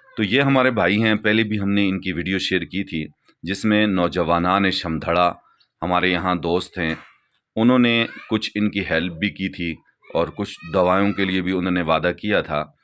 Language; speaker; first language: Urdu; non-native, local second language; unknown